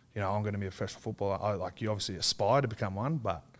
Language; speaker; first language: English; native; English